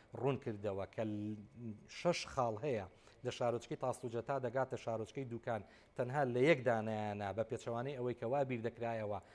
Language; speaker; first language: Central Kurdish; native; Central Kurdish